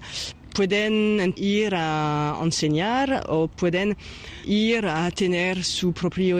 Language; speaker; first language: Spanish; non-native, learner; French